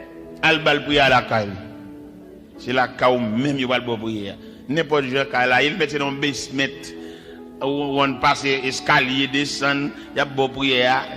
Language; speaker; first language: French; non-native, local second language; Haitian Creole